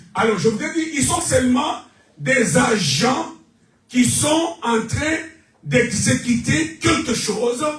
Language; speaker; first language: French; non-native, local second language; Lingala